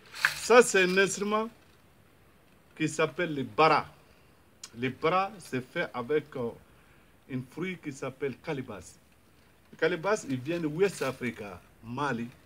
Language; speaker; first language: French; non-native, local second language; Bambara